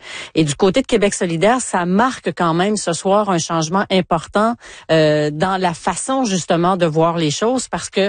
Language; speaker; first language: French; native; French